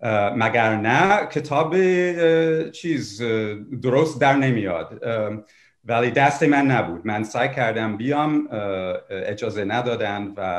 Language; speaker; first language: Persian; non-native, fluent; English